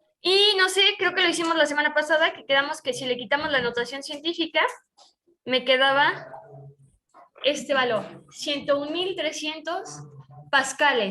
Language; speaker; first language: Spanish; native; Spanish